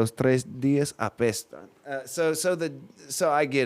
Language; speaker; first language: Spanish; non-native, fluent; English